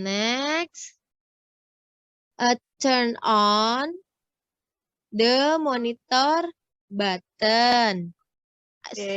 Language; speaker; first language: English; non-native, learner; Indonesian